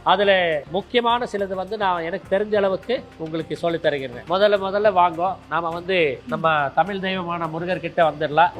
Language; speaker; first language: Tamil; non-native, local second language; Telugu